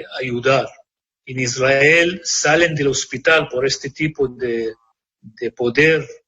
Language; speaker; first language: Spanish; non-native, fluent; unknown